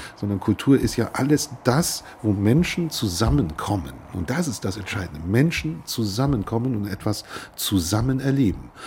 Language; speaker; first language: German; native; German